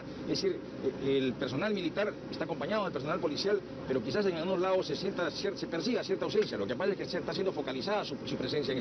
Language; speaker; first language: Spanish; native; Spanish